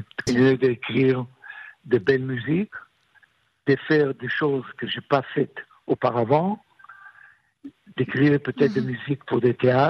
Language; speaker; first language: French; non-native, fluent; Hebrew